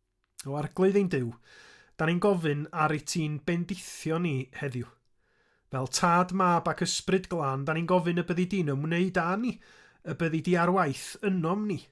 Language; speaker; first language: Welsh; native; Welsh